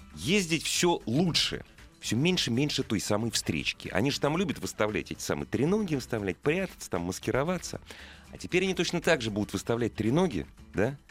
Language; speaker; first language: Russian; native; Russian